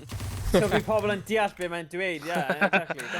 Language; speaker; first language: Welsh; native; Welsh